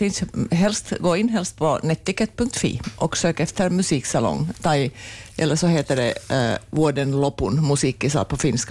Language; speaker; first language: Swedish; native; Swedish